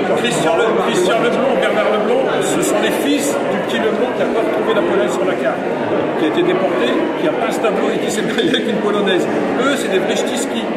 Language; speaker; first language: French; native; French